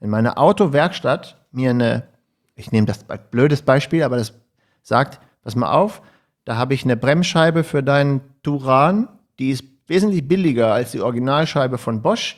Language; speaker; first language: German; native; German